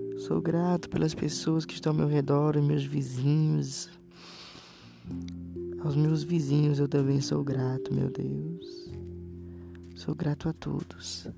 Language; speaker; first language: Portuguese; native; Portuguese